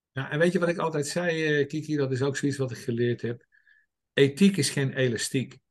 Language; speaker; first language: Dutch; native; Dutch